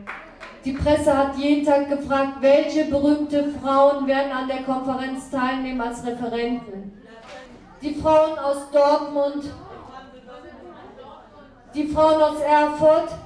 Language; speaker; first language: German; non-native, fluent; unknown